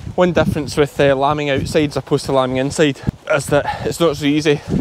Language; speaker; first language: English; native; English